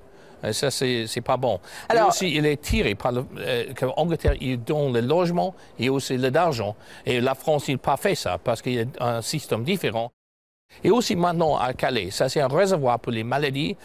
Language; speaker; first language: French; non-native, learner; English